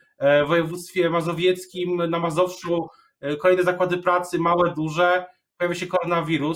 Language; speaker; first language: Polish; native; Polish